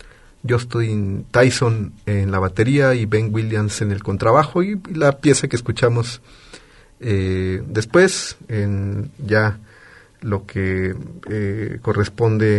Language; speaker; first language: Spanish; native; Spanish